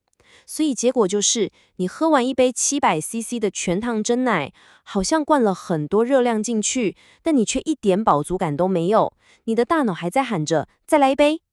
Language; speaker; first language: Chinese; native; Chinese